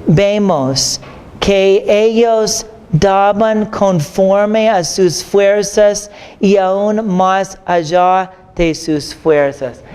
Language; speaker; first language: Spanish; non-native, fluent; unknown